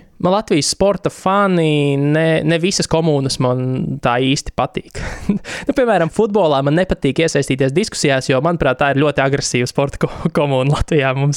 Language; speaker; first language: Latvian; native; Latvian